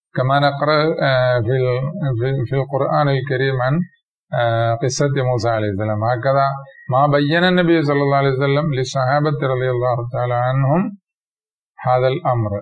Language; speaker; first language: Arabic; non-native, fluent; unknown